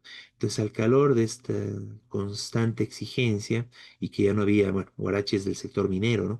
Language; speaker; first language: Spanish; native; Spanish